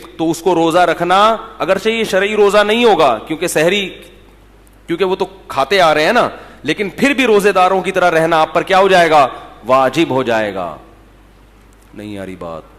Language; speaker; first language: Urdu; native; Urdu